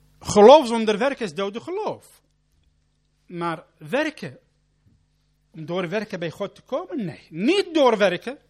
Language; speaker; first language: Dutch; non-native, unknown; Arabic